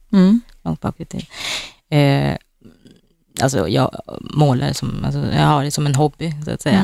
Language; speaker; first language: Swedish; native; Swedish